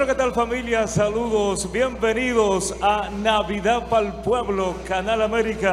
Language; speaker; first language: Spanish; native; Spanish